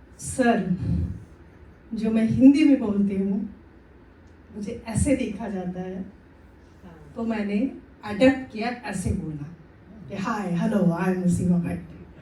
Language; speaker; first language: Hindi; native; Hindi